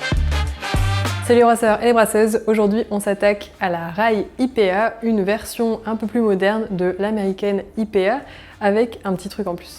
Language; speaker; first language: French; native; French